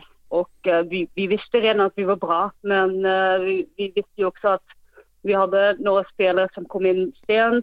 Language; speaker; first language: Swedish; non-native, fluent; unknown